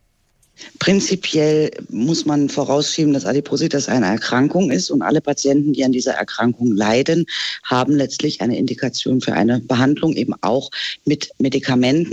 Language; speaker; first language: German; native; German